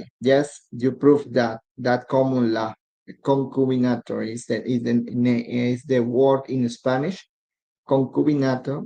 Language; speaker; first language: English; non-native, learner; Spanish